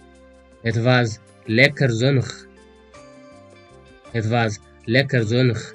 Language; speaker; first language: Dutch; non-native, fluent; Tigrinya